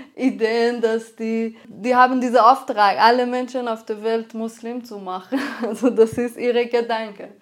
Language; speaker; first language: German; non-native, fluent; Persian